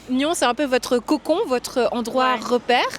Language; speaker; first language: French; native; French